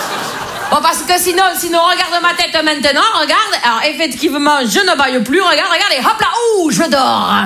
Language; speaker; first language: French; native; French